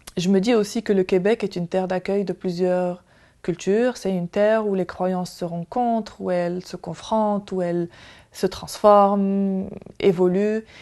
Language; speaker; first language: French; non-native, local second language; Arabic